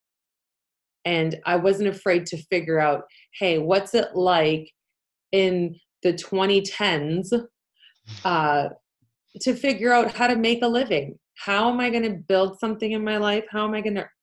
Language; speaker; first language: English; early bilingual, other home language; Polish